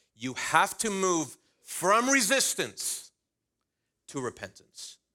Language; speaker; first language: English; early bilingual, other home language; Spanish